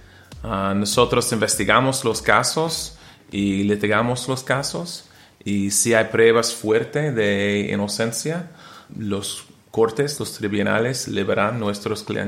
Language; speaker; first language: Spanish; non-native, learner; English